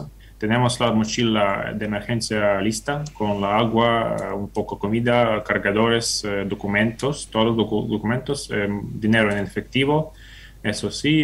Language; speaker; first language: Spanish; non-native, fluent; Ukrainian